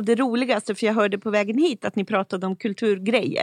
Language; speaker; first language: Swedish; native; Swedish